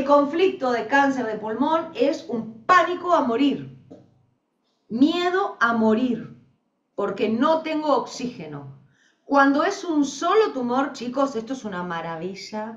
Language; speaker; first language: Spanish; native; Spanish